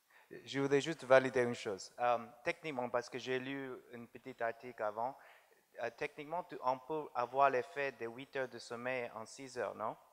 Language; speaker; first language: French; non-native, fluent; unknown